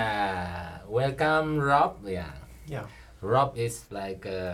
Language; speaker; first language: English; non-native, learner; Indonesian